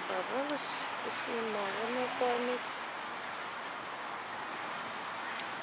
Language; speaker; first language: Russian; native; Russian